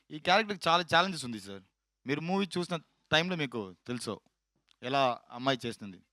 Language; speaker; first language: Telugu; non-native, learner; Tamil